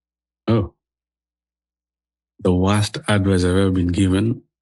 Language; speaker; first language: English; non-native, local second language; Swahili